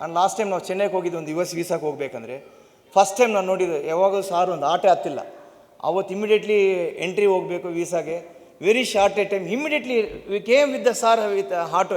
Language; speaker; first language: Kannada; non-native, local second language; Telugu